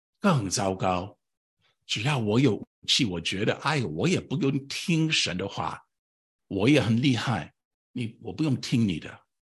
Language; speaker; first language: Chinese; non-native, fluent; English